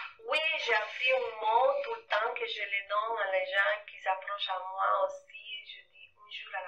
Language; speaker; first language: French; non-native, fluent; Spanish